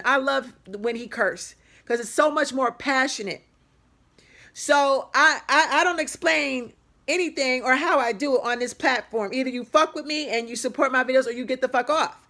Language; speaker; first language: English; native; English